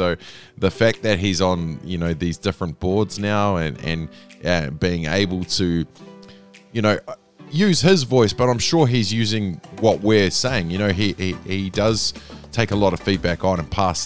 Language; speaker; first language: English; native; English